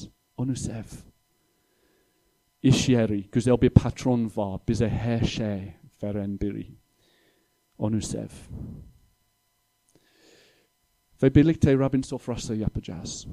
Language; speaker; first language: Turkish; non-native, fluent; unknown